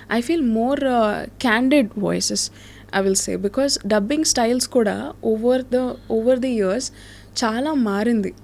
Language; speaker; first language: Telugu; native; Telugu